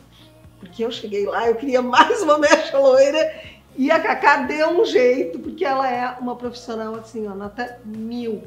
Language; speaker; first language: Portuguese; native; Portuguese